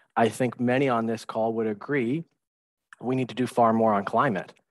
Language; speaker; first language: English; native; English